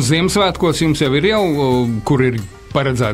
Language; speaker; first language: Latvian; native; Latvian